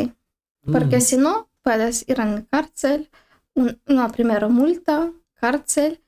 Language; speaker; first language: Spanish; non-native, learner; Ukrainian